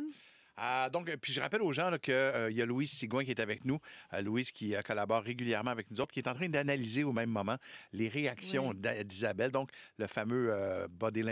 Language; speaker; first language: French; native; French